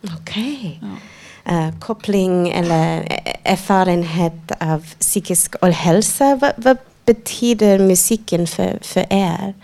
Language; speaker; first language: Swedish; non-native, fluent; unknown